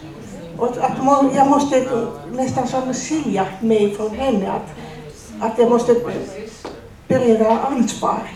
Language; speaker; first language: Swedish; non-native, fluent; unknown